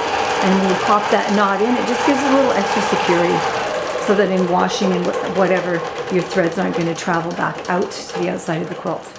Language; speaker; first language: English; native; English